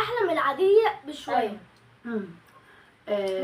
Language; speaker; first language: Arabic; native; Arabic